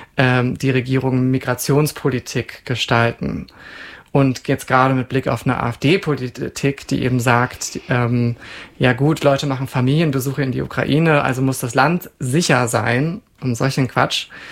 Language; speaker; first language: German; native; German